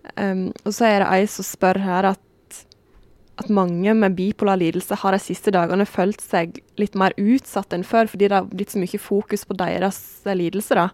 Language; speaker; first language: Norwegian; native; Norwegian